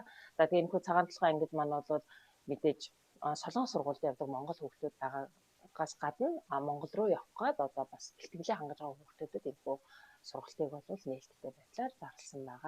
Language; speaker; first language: Mongolian; native; Mongolian